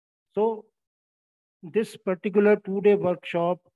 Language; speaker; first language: English; non-native, local second language; Hindi